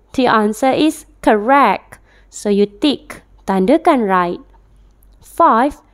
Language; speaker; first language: English; non-native, local second language; Malay